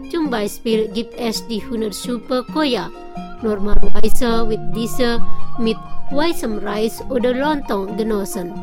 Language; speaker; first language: German; non-native, fluent; Indonesian